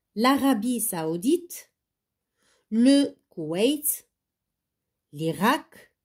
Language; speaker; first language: French; non-native, local second language; Arabic